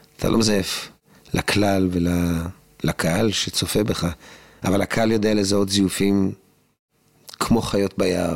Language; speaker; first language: Hebrew; native; Hebrew